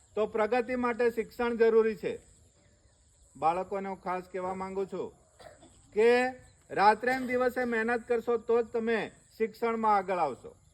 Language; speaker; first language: Gujarati; native; Gujarati